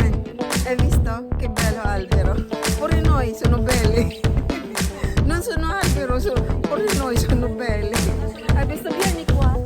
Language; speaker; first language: Italian; non-native, learner; Filipino